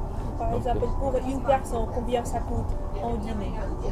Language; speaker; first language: French; non-native, learner; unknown